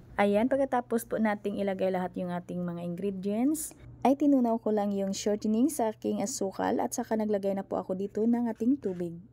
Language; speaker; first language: Filipino; non-native, local second language; Cebuano